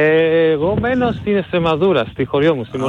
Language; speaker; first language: Greek; non-native, learner; Spanish